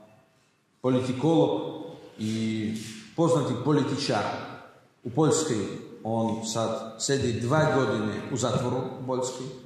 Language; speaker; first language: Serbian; non-native, learner; Russian